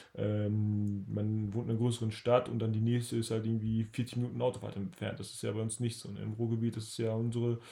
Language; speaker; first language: German; native; German